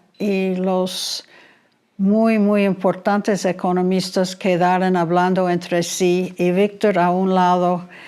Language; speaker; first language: Spanish; non-native, fluent; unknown